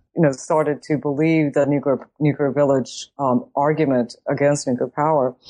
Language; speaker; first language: English; native; English